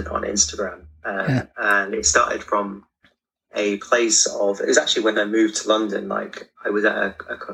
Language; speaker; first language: English; native; English